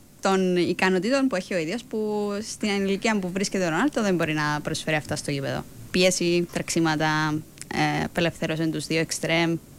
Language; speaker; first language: Greek; native; Greek